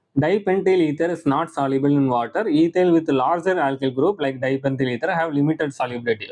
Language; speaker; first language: English; non-native, local second language; Tamil